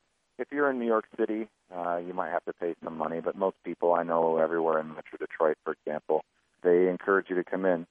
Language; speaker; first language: English; native; English